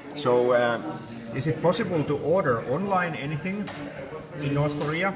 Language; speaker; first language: English; non-native, fluent; Finnish